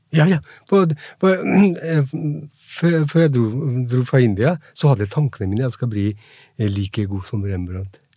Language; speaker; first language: Norwegian; non-native, fluent; Punjabi